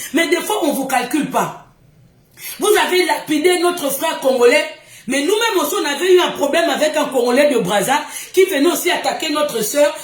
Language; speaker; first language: French; non-native, local second language; Lingala